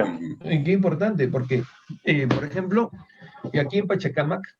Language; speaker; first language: Spanish; native; Spanish